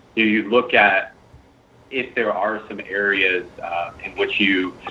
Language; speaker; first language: English; native; English